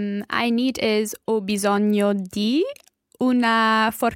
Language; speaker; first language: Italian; non-native, learner; English